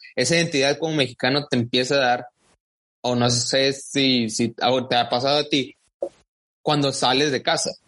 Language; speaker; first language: Spanish; native; Spanish